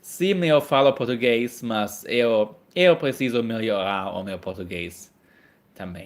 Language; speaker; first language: Portuguese; non-native, learner; German